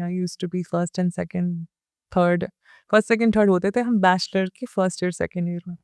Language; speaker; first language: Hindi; early bilingual, heritage; Hindi